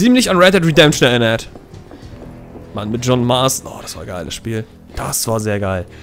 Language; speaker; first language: German; native; German